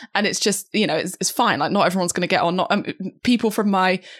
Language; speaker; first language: English; native; English